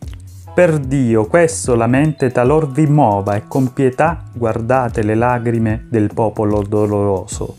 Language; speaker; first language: Italian; native; Italian